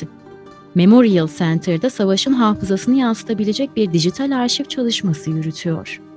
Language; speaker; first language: Turkish; native; Turkish